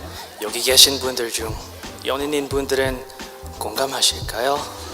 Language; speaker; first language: Korean; non-native, learner; English